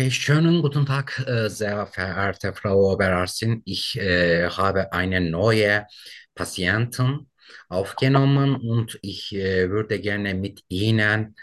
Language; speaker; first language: German; non-native, learner; Turkish